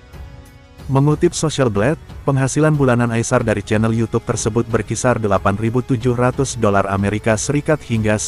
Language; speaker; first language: Indonesian; native; Indonesian